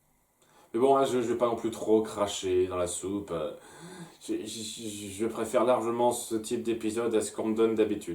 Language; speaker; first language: French; native; French